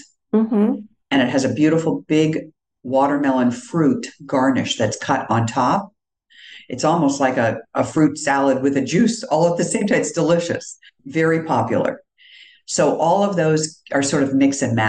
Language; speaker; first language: English; native; English